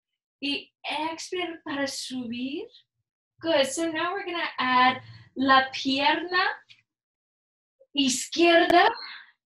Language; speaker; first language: Spanish; non-native, learner; English